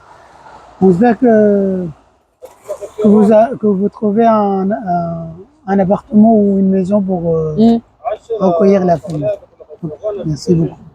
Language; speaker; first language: French; non-native, learner; Arabic